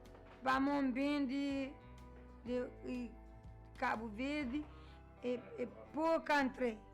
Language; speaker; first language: Portuguese; non-native, learner; Kabuverdianu